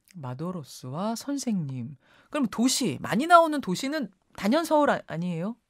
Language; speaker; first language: Korean; native; Korean